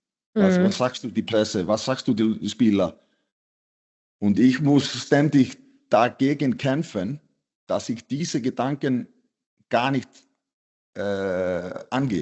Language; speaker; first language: German; non-native, fluent; Icelandic